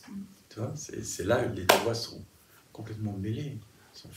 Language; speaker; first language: French; native; French